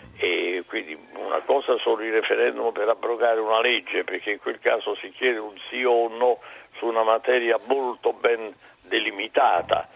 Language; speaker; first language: Italian; native; Italian